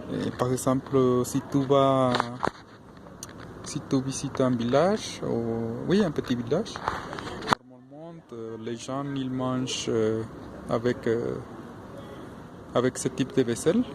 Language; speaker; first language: French; non-native, fluent; Spanish